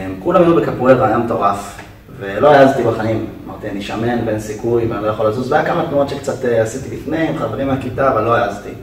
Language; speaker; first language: Hebrew; native; Hebrew